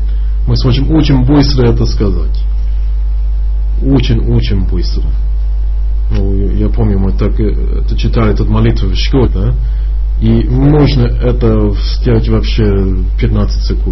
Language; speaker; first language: Russian; non-native, fluent; English